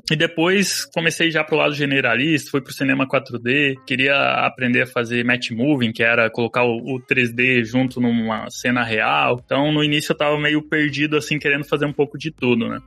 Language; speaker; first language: Portuguese; native; Portuguese